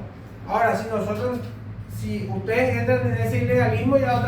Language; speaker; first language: Spanish; native; Spanish